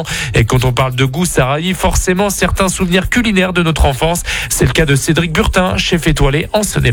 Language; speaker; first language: French; native; French